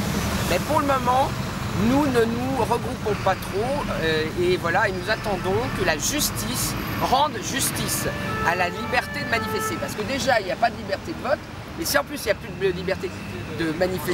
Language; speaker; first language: French; native; French